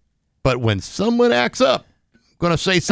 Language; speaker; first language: English; native; English